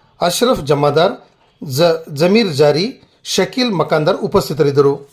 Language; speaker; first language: Kannada; native; Kannada